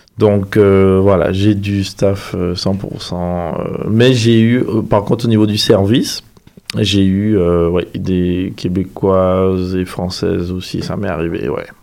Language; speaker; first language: French; native; French